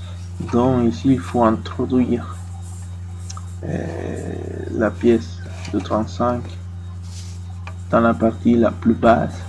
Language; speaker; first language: French; non-native, fluent; Spanish